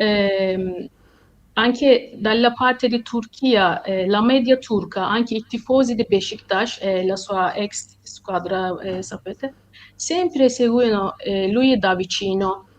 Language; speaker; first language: Italian; non-native, fluent; Turkish